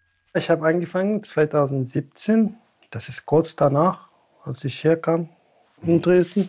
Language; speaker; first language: German; non-native, fluent; Tamasheq